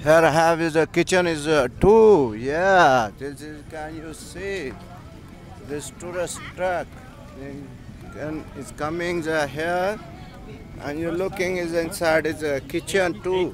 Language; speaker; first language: English; non-native, learner; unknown